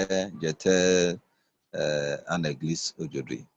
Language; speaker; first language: French; non-native, learner; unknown